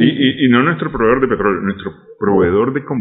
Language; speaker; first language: Spanish; native; Spanish